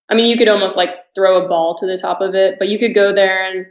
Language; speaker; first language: English; native; English